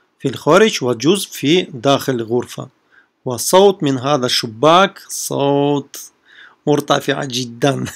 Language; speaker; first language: Arabic; non-native, fluent; Russian